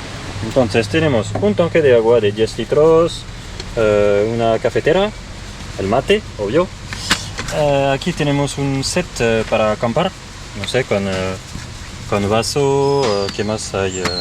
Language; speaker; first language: Spanish; non-native, learner; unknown